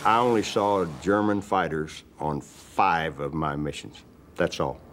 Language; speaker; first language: English; native; English